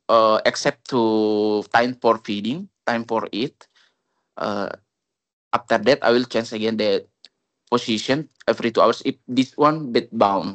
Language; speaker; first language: English; non-native, learner; Indonesian